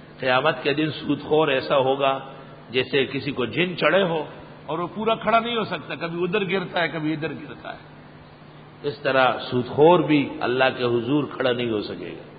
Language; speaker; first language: Urdu; non-native, local second language; Pashto